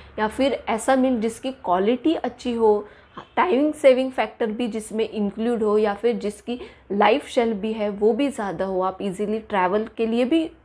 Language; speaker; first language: Hindi; non-native, local second language; Marathi